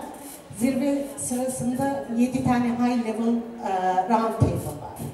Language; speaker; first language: Turkish; native; Turkish